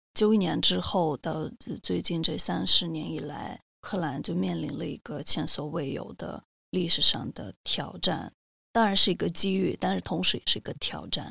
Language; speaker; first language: Chinese; non-native, fluent; Russian